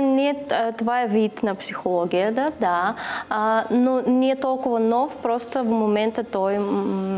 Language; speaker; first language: Bulgarian; non-native, learner; Russian